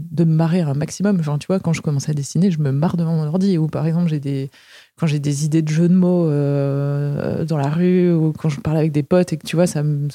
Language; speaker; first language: French; native; French